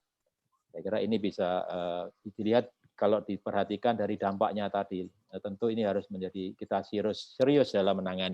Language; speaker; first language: Indonesian; native; Indonesian